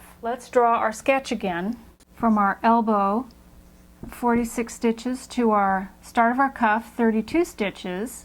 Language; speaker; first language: English; native; English